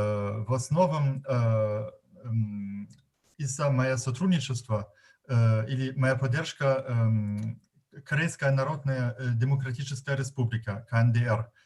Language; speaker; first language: Russian; non-native, fluent; German